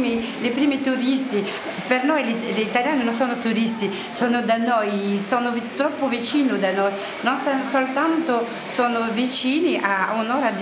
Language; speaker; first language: Italian; non-native, fluent; Arabic